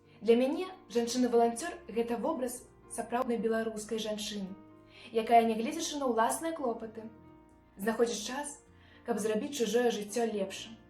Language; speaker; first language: Belarusian; non-native, local second language; Russian